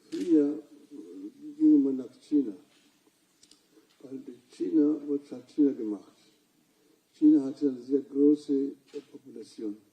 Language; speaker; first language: German; non-native, fluent; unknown